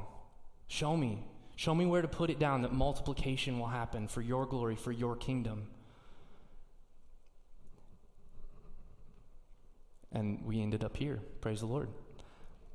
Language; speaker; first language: English; native; English